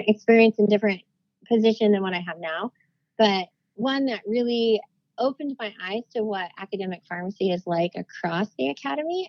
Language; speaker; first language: English; native; English